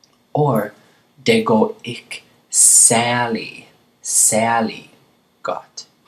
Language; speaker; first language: Danish; non-native, fluent; English